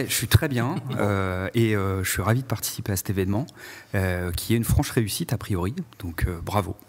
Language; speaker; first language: French; native; French